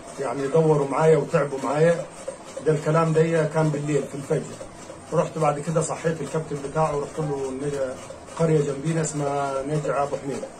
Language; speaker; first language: Egyptian Arabic; native; Egyptian Arabic